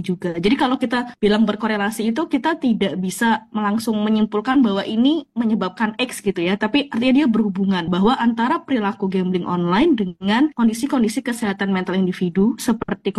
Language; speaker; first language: Indonesian; native; Indonesian